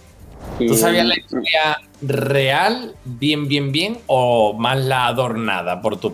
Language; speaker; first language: Spanish; native; Spanish